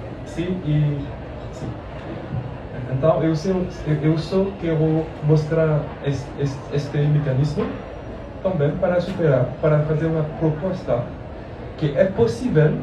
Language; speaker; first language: Portuguese; non-native, learner; French